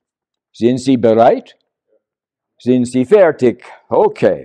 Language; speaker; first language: German; non-native, learner; English